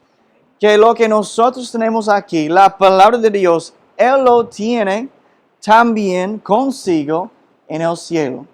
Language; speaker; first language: Spanish; non-native, fluent; English